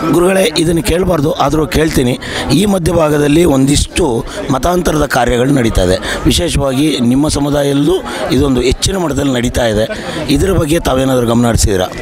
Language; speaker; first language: Kannada; native; Kannada